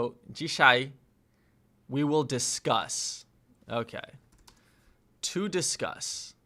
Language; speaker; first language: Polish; non-native, learner; English